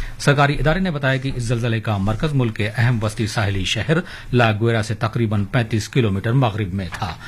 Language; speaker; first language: Urdu; native; Urdu